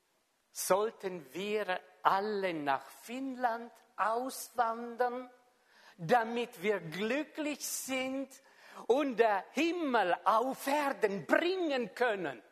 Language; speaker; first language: German; non-native, fluent; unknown